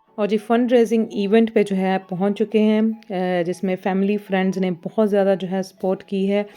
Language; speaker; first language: Urdu; non-native, local second language; Punjabi